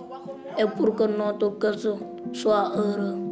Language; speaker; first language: French; non-native, learner; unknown